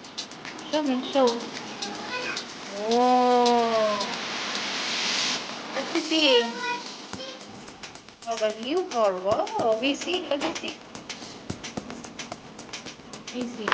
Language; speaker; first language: English; non-native, local second language; Filipino